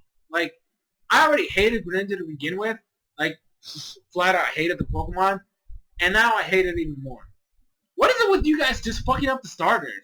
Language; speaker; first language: English; native; English